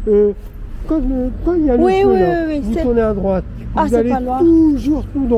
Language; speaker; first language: French; native; French